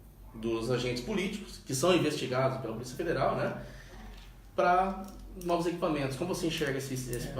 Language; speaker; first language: Portuguese; native; Portuguese